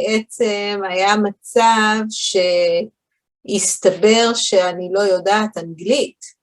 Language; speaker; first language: Hebrew; early bilingual, other home language; English